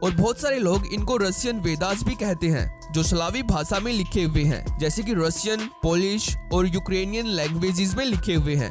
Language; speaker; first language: Hindi; native; Hindi